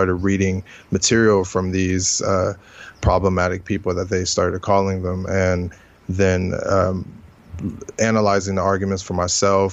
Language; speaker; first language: English; native; English